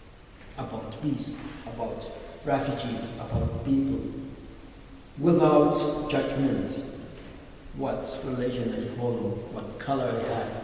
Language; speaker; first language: English; non-native, learner; Arabic